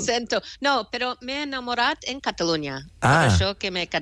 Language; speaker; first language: Catalan; non-native, fluent; English